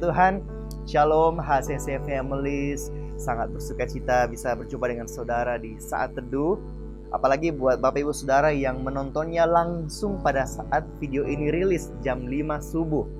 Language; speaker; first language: Indonesian; native; Indonesian